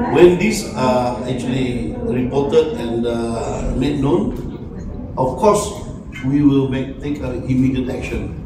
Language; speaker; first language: English; non-native, local second language; Malay